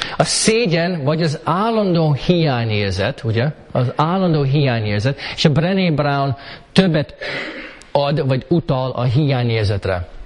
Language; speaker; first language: Hungarian; early bilingual, heritage; Hungarian